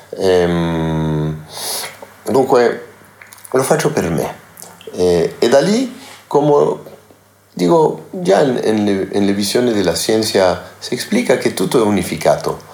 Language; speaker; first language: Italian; non-native, learner; Spanish